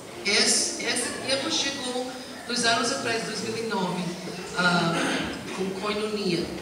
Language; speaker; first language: Portuguese; non-native, learner; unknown